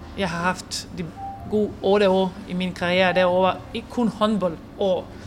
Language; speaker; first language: Danish; non-native, fluent; Serbian